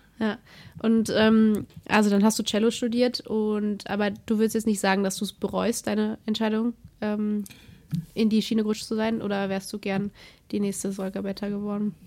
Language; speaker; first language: German; native; German